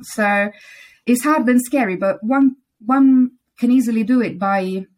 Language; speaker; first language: English; non-native, fluent; Italian